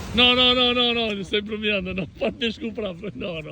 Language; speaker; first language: Spanish; non-native, learner; Albanian